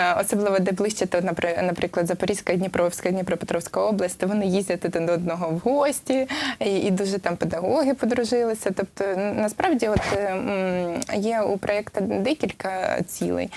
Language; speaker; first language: Ukrainian; native; Ukrainian